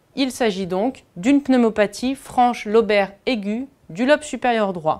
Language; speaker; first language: French; native; French